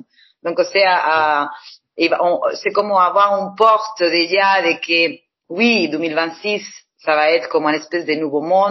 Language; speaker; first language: French; non-native, fluent; Spanish